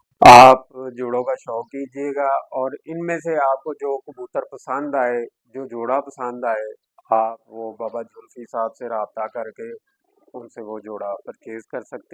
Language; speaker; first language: Hindi; non-native, local second language; Punjabi